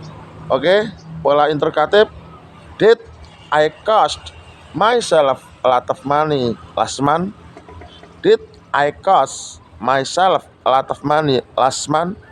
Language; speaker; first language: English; non-native, learner; Indonesian